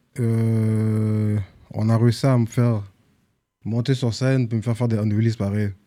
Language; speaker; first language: French; native; French